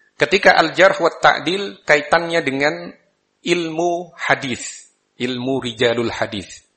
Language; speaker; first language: Malay; non-native, local second language; Javanese